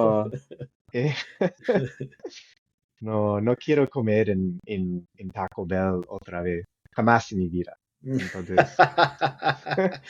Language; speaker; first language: Spanish; non-native, fluent; English